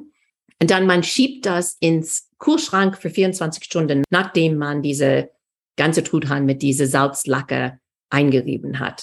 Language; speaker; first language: German; non-native, fluent; English